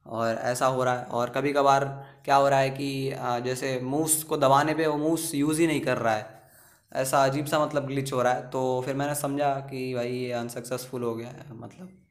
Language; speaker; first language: Hindi; native; Hindi